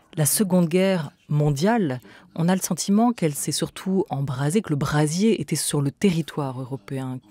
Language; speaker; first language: French; native; French